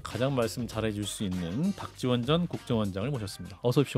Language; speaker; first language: Korean; native; Korean